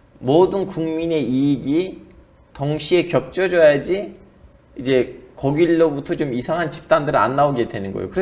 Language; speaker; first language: Korean; non-native, fluent; Turkish